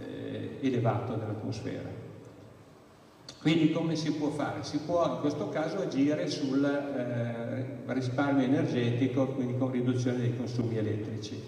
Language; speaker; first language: Italian; native; Italian